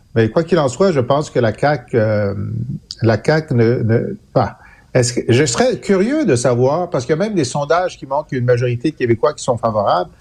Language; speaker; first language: French; native; French